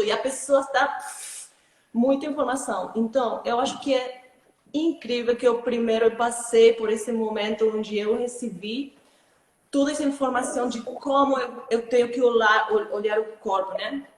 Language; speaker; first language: Portuguese; non-native, fluent; Spanish